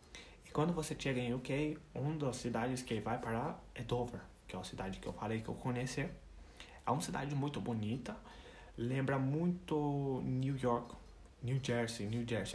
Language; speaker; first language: Portuguese; non-native, fluent; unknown